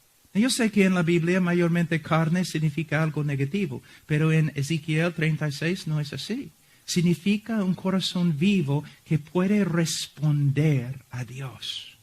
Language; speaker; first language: Spanish; non-native, fluent; English